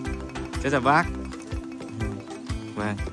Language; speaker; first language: French; non-native, fluent; Vietnamese